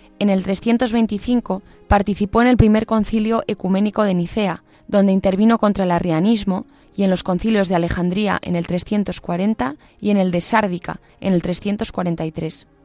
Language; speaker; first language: Spanish; native; Spanish